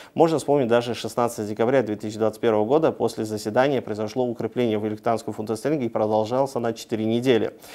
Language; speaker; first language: Russian; non-native, local second language; Uzbek